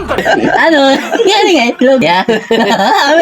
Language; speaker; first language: Filipino; non-native, local second language; Cebuano